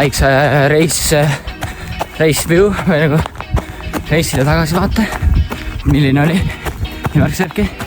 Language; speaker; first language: Estonian; native; Estonian